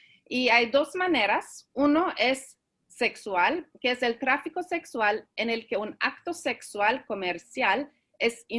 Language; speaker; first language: Spanish; early bilingual, heritage; Spanish